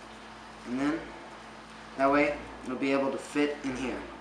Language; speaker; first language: English; native; English